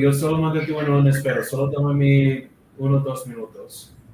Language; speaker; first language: Spanish; non-native, learner; English